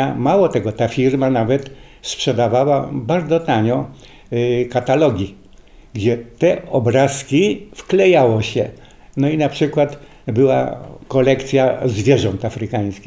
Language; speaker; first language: Polish; native; Polish